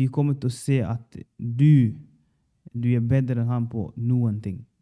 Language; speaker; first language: Norwegian; non-native, learner; Swahili